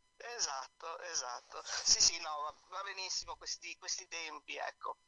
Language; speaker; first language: Italian; native; Italian